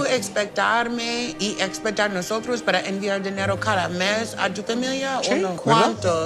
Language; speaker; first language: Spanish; non-native, learner; English